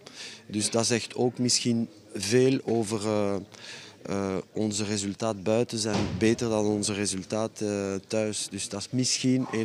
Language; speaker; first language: Dutch; non-native, fluent; French